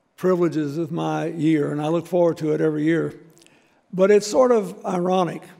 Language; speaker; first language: English; native; English